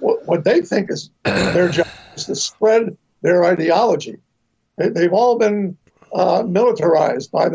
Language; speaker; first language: English; native; English